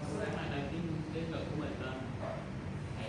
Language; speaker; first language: Vietnamese; native; Vietnamese